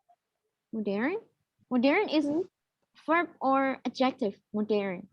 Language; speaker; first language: English; non-native, fluent; Indonesian